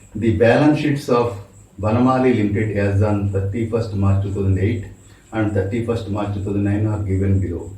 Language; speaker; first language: English; non-native, local second language; Telugu